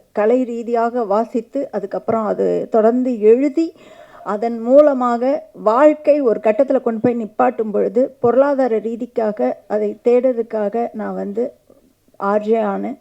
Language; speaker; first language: Tamil; native; Tamil